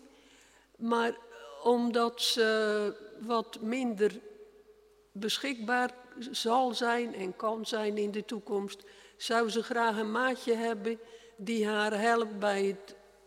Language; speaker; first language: Dutch; native; Dutch